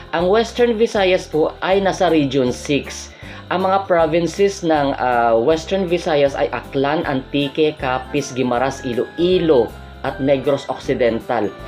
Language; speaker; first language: Filipino; non-native, local second language; Hiligaynon